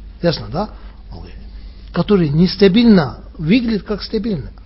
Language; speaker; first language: Russian; non-native, learner; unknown